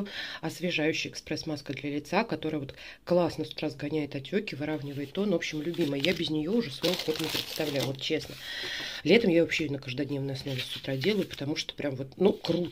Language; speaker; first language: Russian; native; Russian